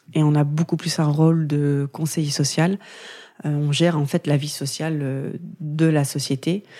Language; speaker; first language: French; native; French